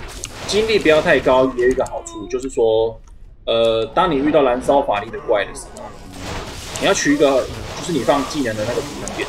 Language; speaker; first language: Chinese; native; Chinese